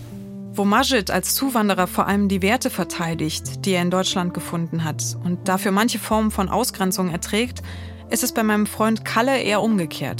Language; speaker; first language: German; native; German